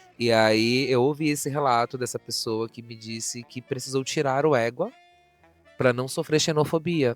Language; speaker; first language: Portuguese; native; Portuguese